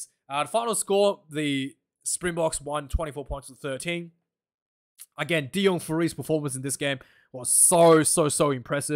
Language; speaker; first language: English; non-native, local second language; Afrikaans